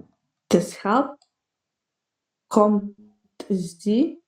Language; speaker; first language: German; non-native, learner; Macedonian